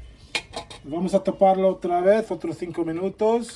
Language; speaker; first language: Spanish; non-native, fluent; Sylheti